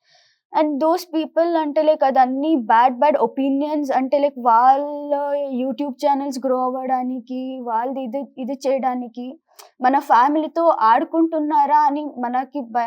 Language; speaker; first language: Telugu; non-native, local second language; Kannada